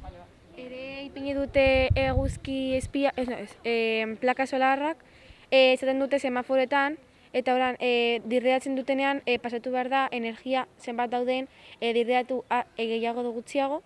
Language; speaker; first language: Basque; non-native, local second language; Spanish